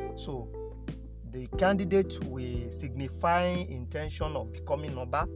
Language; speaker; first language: English; non-native, local second language; Yoruba